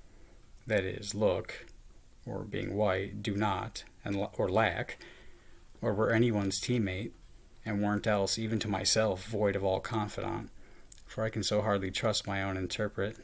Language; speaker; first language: English; native; English